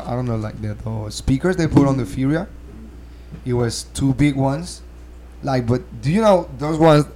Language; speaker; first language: English; non-native, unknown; Spanish